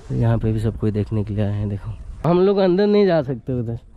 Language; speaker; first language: Hindi; non-native, local second language; Odia